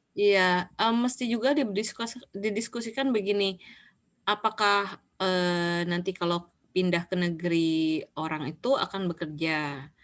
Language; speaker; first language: Indonesian; native; Indonesian